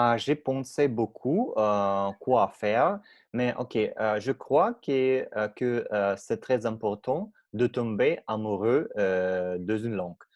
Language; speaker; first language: French; non-native, learner; Russian